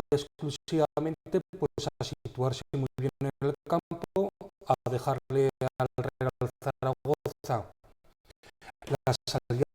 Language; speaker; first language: Spanish; native; Spanish